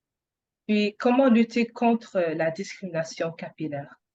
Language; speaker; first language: French; non-native, fluent; English